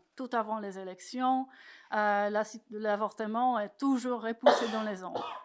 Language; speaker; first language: French; non-native, fluent; Polish